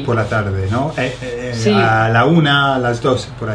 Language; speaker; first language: Spanish; non-native, fluent; English